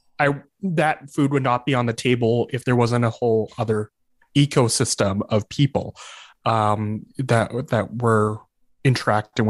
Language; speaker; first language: English; native; English